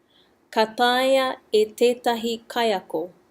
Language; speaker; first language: Māori; non-native, fluent; English